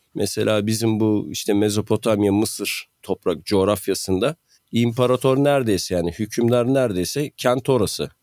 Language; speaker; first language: Turkish; native; Turkish